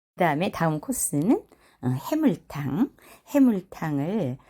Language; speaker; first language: Korean; native; Korean